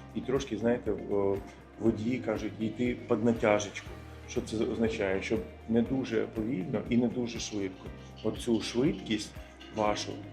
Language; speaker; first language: Ukrainian; non-native, local second language; Russian